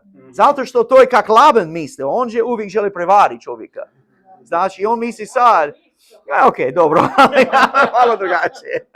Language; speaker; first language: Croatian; non-native, learner; English